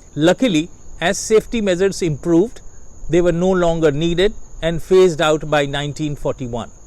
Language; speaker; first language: English; non-native, local second language; Hindi